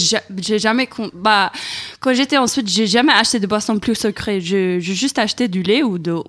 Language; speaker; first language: French; non-native, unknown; Swedish